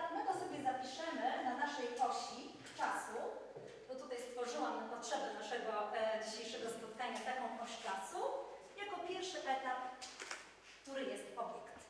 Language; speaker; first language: Polish; native; Polish